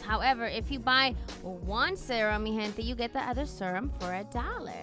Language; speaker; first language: English; early bilingual, other home language; Spanish